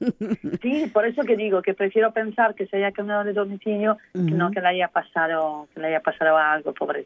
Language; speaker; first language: Spanish; native; Spanish